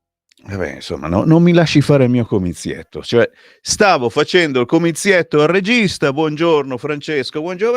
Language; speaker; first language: Italian; native; Italian